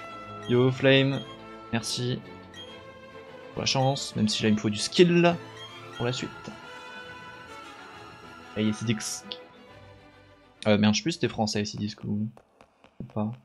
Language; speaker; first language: French; native; French